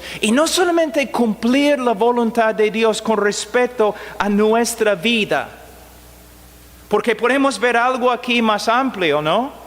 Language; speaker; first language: Spanish; non-native, fluent; English